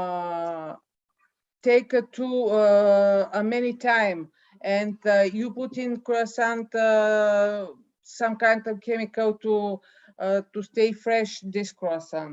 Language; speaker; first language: English; non-native, learner; Bulgarian